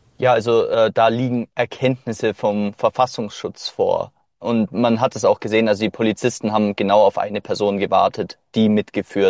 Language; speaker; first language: German; native; German